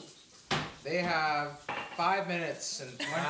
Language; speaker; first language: English; non-native, local second language; Filipino